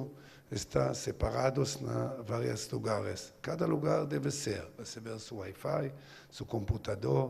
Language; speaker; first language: Portuguese; non-native, learner; Hebrew